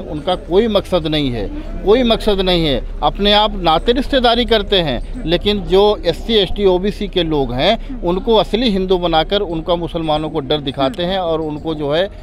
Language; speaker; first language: Hindi; native; Hindi